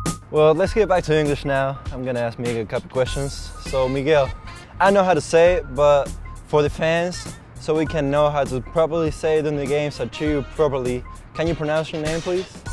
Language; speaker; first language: English; non-native, fluent; Spanish